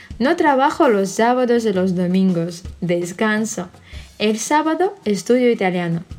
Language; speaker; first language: Spanish; non-native, fluent; Russian